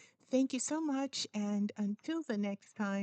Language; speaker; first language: French; non-native, fluent; English